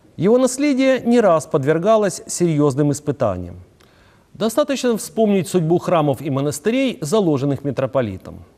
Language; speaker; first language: Russian; native; Russian